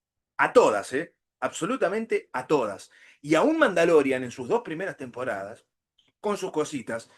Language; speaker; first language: Spanish; native; Spanish